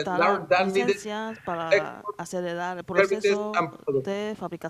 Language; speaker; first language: Spanish; non-native, learner; Chinese